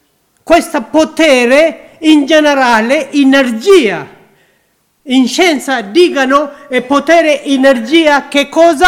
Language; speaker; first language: Italian; non-native, learner; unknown